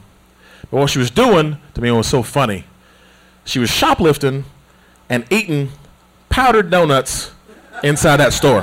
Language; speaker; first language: English; native; English